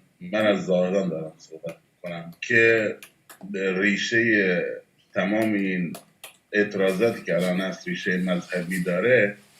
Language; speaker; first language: Persian; non-native, local second language; Baluchi